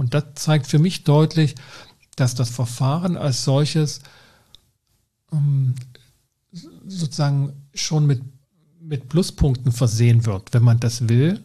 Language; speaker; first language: German; native; German